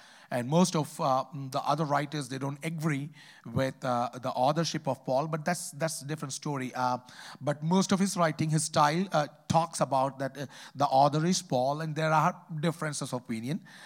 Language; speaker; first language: English; non-native, local second language; Malayalam